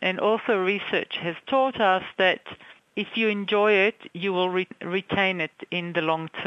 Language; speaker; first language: English; non-native, fluent; Hebrew